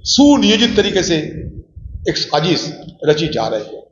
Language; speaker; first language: Hindi; non-native, local second language; Bangla